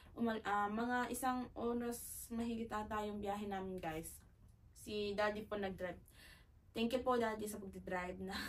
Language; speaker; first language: Filipino; native; Filipino